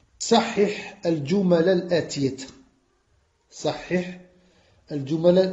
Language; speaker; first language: Arabic; non-native, fluent; French